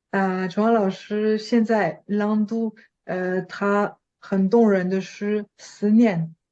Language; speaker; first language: Chinese; non-native, fluent; French